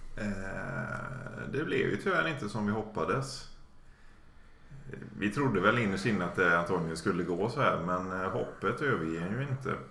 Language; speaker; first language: Swedish; native; Swedish